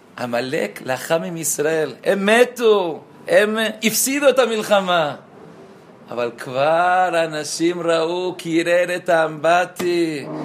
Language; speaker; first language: Hebrew; non-native, fluent; Spanish